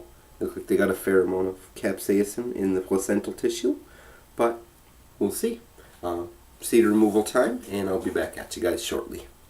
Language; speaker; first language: English; native; English